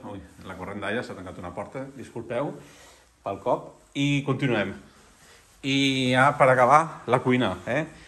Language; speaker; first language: Catalan; non-native, local second language; Spanish